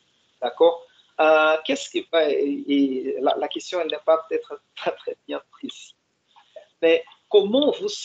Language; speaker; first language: French; non-native, fluent; Portuguese